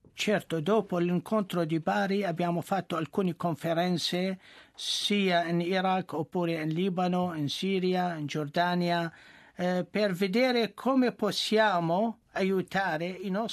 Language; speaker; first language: Italian; non-native, fluent; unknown